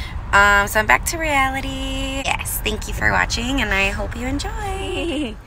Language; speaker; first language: English; early bilingual, other home language; Spanish